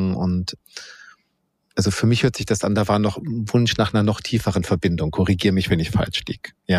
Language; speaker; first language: German; native; German